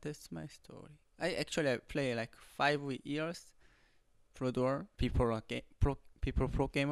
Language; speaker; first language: English; non-native, learner; Korean